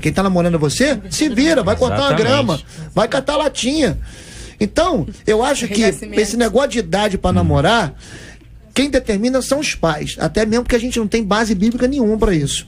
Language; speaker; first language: Portuguese; native; Portuguese